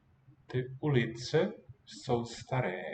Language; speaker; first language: Czech; non-native, learner; English